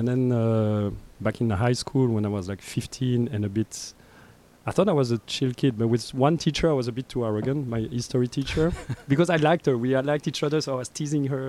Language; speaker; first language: English; non-native, fluent; French